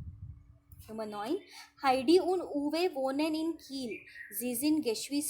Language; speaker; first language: German; non-native, fluent; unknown